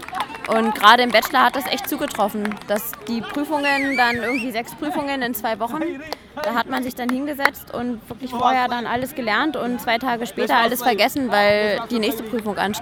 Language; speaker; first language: German; native; German